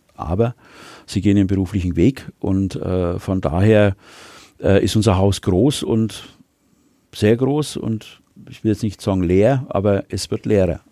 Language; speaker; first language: German; native; German